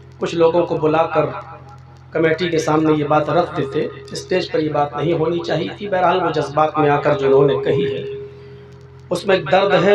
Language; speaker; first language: Urdu; native; Urdu